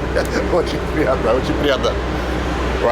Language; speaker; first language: Russian; non-native, learner; English